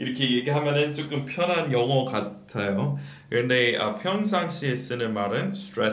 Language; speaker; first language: Korean; non-native, fluent; English